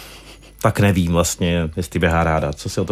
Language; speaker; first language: Czech; native; Czech